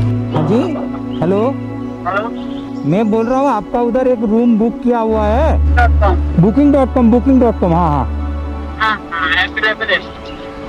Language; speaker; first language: Hindi; non-native, local second language; Bangla